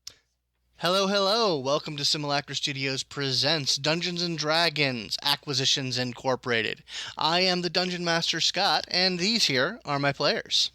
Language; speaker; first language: English; native; English